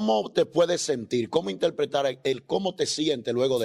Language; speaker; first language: Spanish; native; Spanish